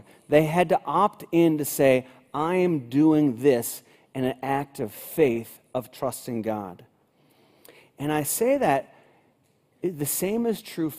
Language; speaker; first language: English; native; English